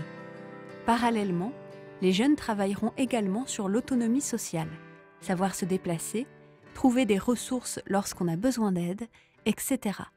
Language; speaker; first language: French; native; French